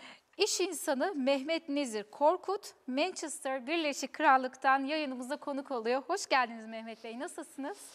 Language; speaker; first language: Turkish; native; Turkish